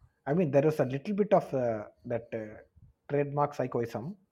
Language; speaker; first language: English; non-native, local second language; Tamil